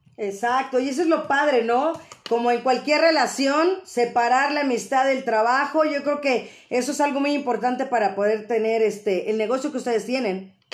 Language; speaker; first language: Spanish; native; Spanish